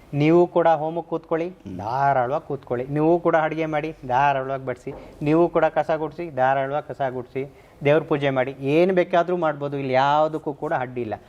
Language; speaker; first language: Kannada; native; Kannada